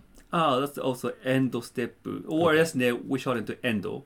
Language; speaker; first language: English; non-native, fluent; Japanese